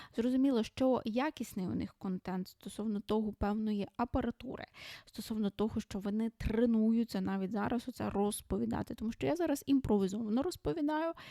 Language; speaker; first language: Ukrainian; non-native, local second language; Russian